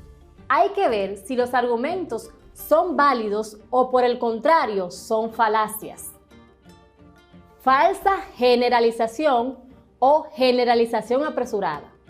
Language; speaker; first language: Spanish; native; Spanish